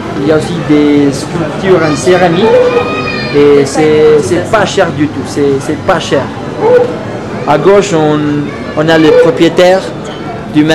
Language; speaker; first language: French; non-native, fluent; Spanish